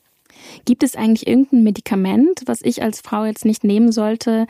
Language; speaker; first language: German; native; German